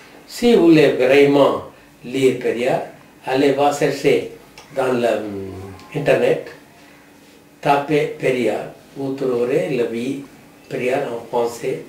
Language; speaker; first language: French; non-native, learner; Tamil